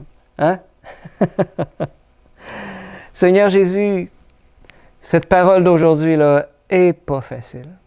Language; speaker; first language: French; native; French